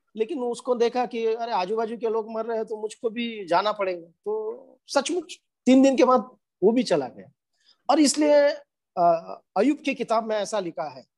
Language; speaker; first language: Hindi; non-native, local second language; Marathi